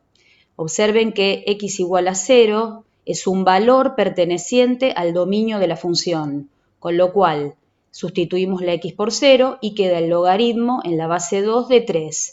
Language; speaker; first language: Spanish; native; Spanish